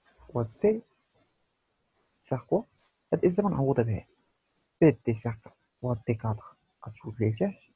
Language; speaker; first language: Arabic; native; Arabic